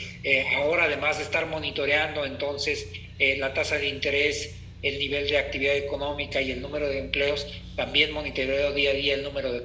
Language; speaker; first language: Spanish; native; Spanish